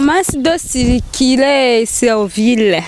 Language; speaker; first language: French; non-native, learner; Rundi